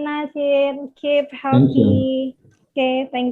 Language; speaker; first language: English; non-native, learner; Indonesian